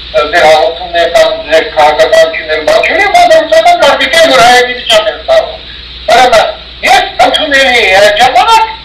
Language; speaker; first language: Armenian; early bilingual, heritage; Armenian